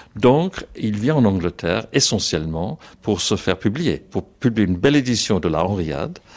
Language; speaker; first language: French; non-native, fluent; English